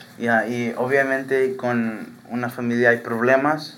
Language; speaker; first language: Spanish; early bilingual, heritage; Spanish